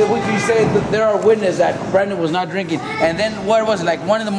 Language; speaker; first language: English; native; English